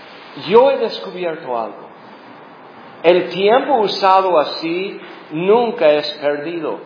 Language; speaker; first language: Spanish; non-native, fluent; English